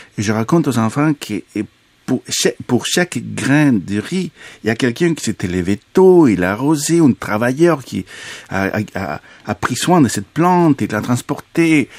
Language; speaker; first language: French; non-native, fluent; Spanish